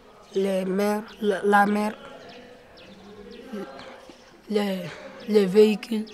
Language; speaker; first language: French; non-native, local second language; Fula